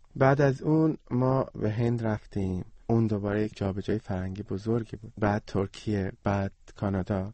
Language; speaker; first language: Persian; early bilingual, heritage; Persian